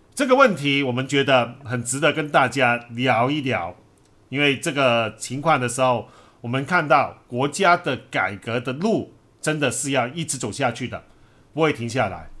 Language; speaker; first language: Chinese; non-native, local second language; Cantonese